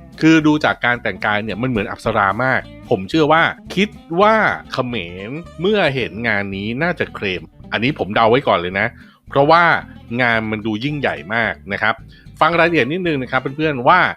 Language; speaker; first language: Thai; native; Thai